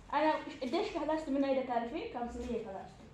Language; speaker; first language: Arabic; non-native, learner; Oromo